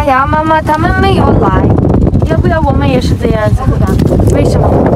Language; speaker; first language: Chinese; non-native, learner; Ukrainian